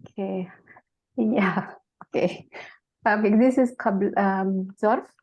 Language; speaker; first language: English; non-native, local second language; Malay